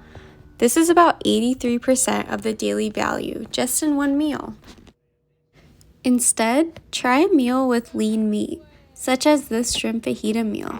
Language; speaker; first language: English; native; English